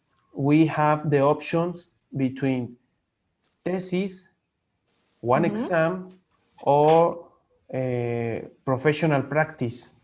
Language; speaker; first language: English; non-native, learner; Spanish